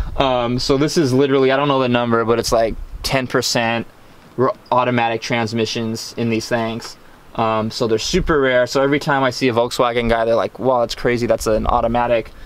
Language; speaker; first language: English; native; English